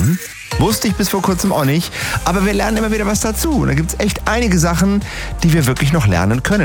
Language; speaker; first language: German; native; German